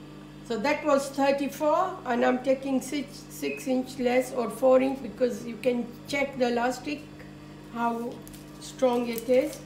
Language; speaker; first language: English; non-native, fluent; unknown